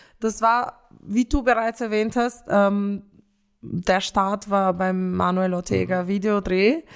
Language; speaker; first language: German; early bilingual, other home language; Romanian